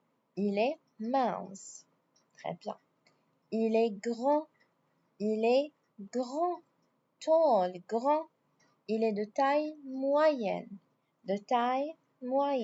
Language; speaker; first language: French; non-native, fluent; Arabic